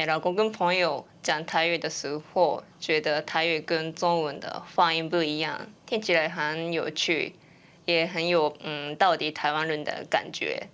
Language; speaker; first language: Chinese; non-native, fluent; Japanese